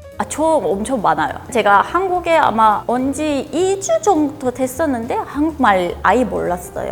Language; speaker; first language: Korean; non-native, fluent; Turkish